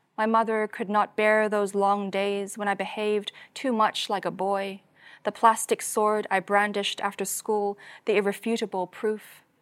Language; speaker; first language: English; non-native, local second language; Cantonese